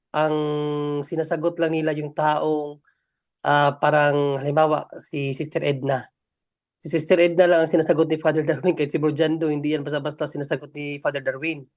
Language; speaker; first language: Filipino; non-native, local second language; Cebuano